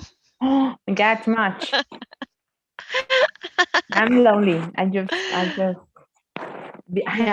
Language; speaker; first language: English; non-native, fluent; Spanish